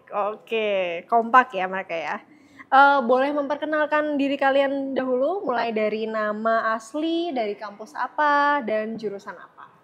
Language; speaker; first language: Indonesian; native; Indonesian